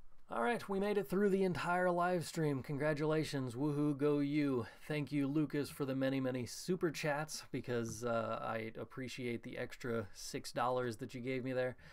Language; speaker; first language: English; native; English